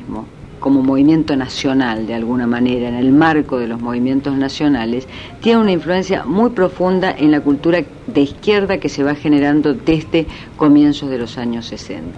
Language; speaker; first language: Spanish; native; Spanish